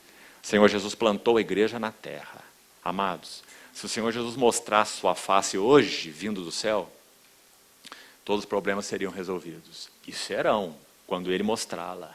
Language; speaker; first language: Portuguese; native; Portuguese